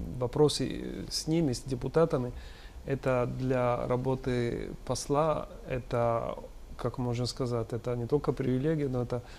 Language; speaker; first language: Russian; non-native, fluent; Italian